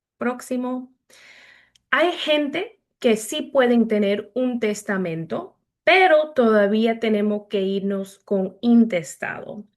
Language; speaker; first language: Spanish; early bilingual, heritage; Spanish